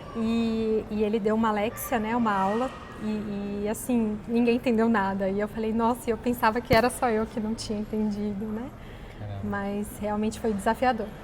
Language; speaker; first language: Portuguese; native; Portuguese